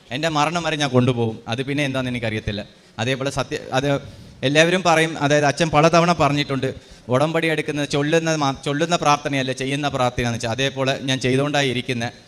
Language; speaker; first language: Malayalam; early bilingual, heritage; Malayalam